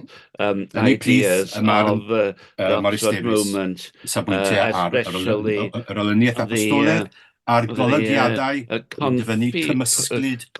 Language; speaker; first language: Welsh; native; Welsh